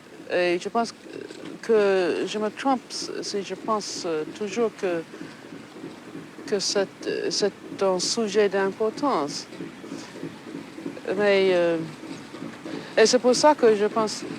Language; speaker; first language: French; non-native, fluent; English